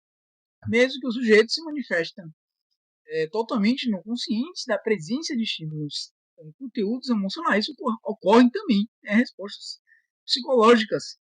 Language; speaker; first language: Portuguese; native; Portuguese